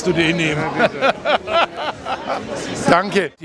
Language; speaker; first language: German; native; German